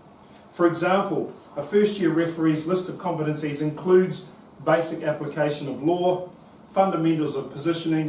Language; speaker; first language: English; native; English